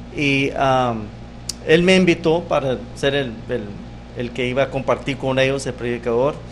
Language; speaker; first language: Spanish; non-native, fluent; English